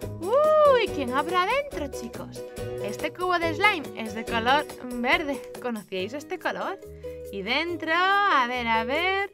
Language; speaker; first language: Spanish; native; Spanish